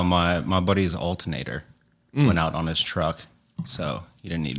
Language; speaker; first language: English; native; English